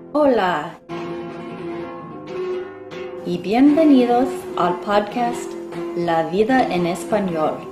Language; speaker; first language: Spanish; non-native, fluent; English